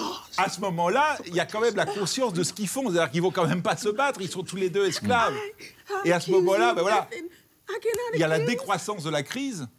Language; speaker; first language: French; native; French